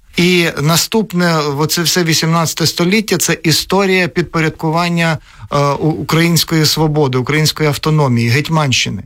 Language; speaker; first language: Ukrainian; native; Ukrainian